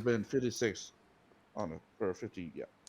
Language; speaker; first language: English; native; English